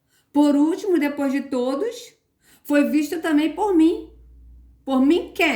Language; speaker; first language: Portuguese; native; Portuguese